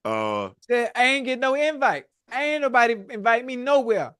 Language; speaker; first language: English; native; English